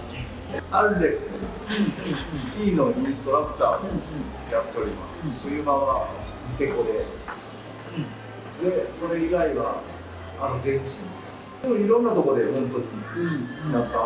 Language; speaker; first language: Japanese; native; Japanese